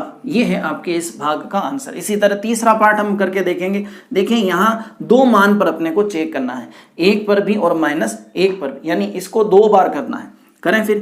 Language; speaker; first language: Hindi; native; Hindi